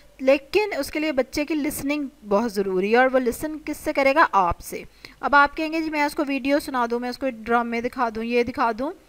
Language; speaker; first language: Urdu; native; Urdu